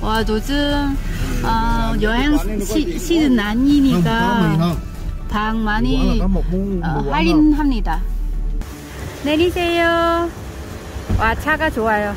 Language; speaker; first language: Korean; non-native, learner; Vietnamese